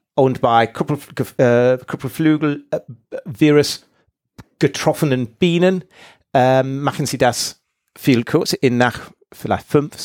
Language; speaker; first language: German; non-native, fluent; English